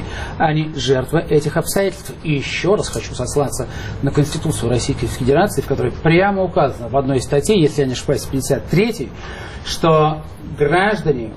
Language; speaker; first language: Russian; native; Russian